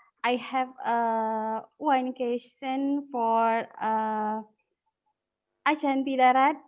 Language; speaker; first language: English; non-native, learner; Indonesian